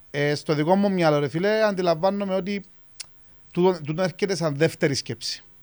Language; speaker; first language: Greek; native; Greek